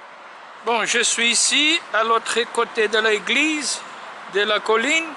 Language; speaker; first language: French; non-native, learner; Portuguese